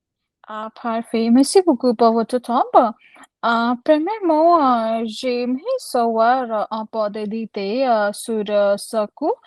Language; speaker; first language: French; non-native, learner; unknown